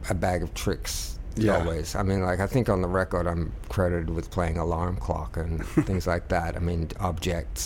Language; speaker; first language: English; native; English